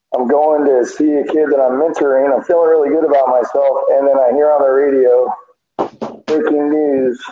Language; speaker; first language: English; native; English